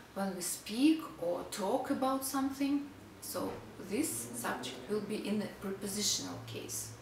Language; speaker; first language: English; non-native, fluent; Russian